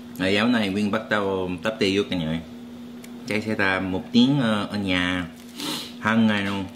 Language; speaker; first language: Vietnamese; non-native, learner; Korean